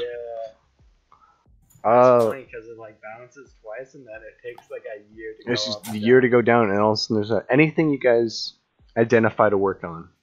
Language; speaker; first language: English; native; English